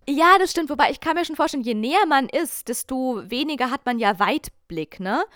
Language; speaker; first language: German; native; German